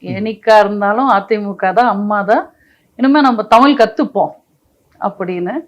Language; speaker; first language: Tamil; non-native, local second language; Telugu